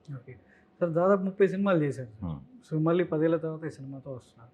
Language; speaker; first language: Telugu; native; Telugu